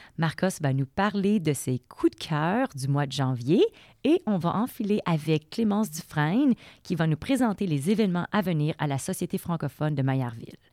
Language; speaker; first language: French; native; French